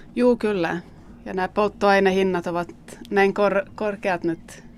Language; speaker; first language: Finnish; non-native, local second language; Swedish